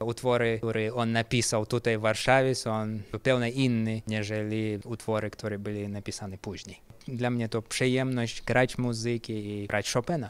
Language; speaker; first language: Polish; non-native, fluent; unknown